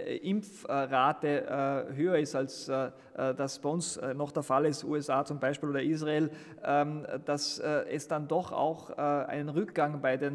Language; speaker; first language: German; native; German